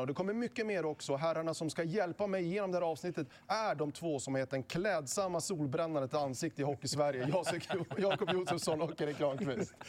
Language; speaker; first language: Swedish; native; Swedish